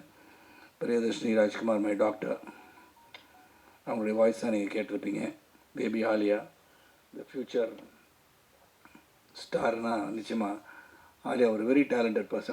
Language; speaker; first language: Tamil; native; Tamil